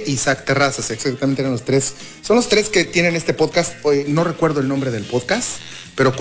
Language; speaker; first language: Spanish; native; Spanish